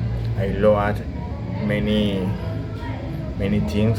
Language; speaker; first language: English; non-native, learner; Spanish